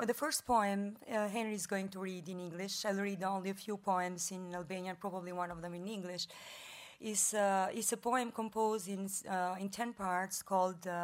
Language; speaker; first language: English; non-native, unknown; Albanian